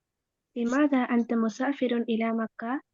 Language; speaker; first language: Arabic; non-native, learner; Tamil